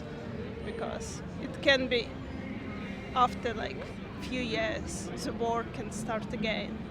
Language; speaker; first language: English; non-native, learner; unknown